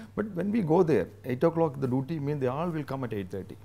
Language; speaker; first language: English; non-native, local second language; Malayalam